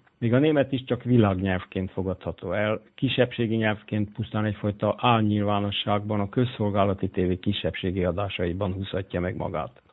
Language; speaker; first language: Hungarian; native; Hungarian